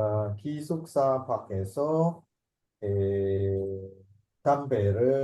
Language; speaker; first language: Korean; non-native, learner; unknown